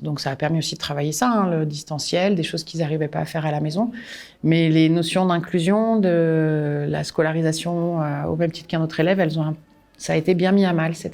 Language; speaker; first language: French; native; French